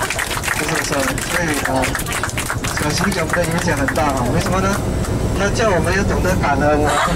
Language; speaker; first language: Chinese; native; Chinese